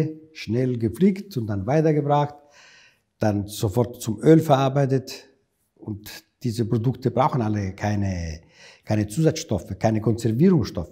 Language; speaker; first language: German; non-native, fluent; Italian